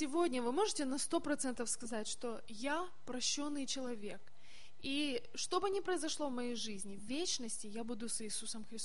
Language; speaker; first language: Russian; native; Russian